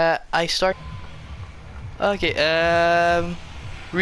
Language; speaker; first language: English; non-native, learner; French